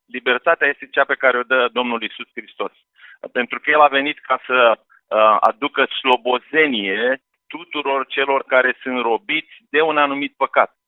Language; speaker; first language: Romanian; native; Romanian